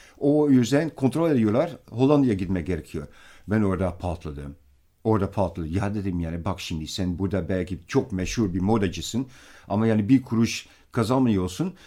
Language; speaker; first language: Turkish; non-native, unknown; Dutch